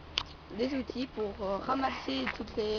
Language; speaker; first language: French; native; French